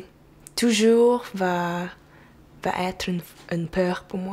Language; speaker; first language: French; non-native, local second language; English